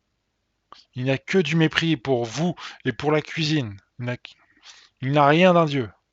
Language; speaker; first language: French; native; French